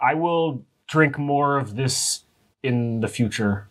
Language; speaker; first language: English; native; English